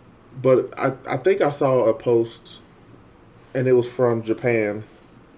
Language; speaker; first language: English; native; English